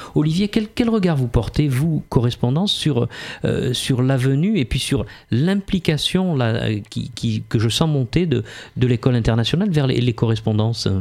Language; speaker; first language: French; native; French